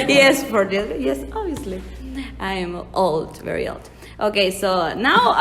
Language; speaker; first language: English; non-native, learner; Spanish